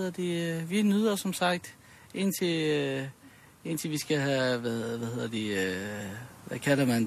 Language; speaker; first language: Danish; early bilingual, other home language; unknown